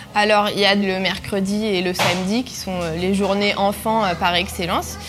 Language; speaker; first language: French; native; French